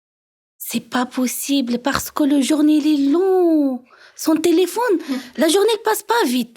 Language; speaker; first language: French; non-native, learner; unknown